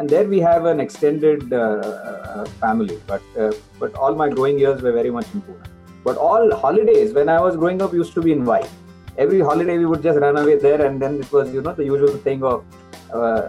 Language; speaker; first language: English; non-native, local second language; Marathi